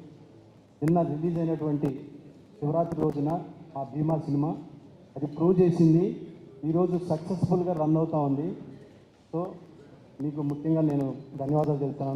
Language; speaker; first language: Telugu; native; Telugu